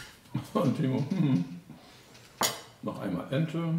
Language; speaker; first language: German; native; German